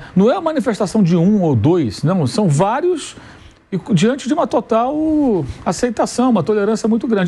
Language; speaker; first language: Portuguese; native; Portuguese